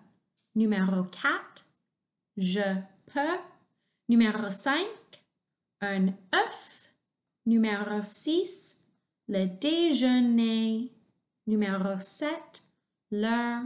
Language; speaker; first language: French; non-native, fluent; English